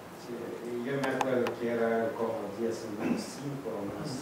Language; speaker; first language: Spanish; non-native, fluent; Russian